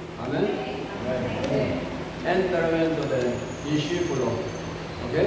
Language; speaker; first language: Spanish; non-native, learner; Korean